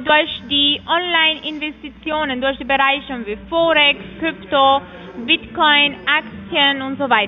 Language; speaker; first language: German; non-native, fluent; Russian